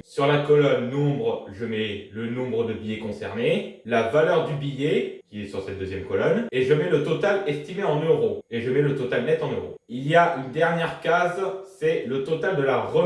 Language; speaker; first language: French; native; French